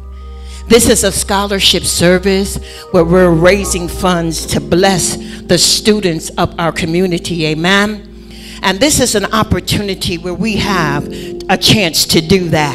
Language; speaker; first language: English; native; English